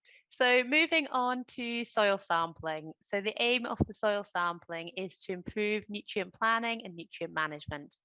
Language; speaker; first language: English; native; English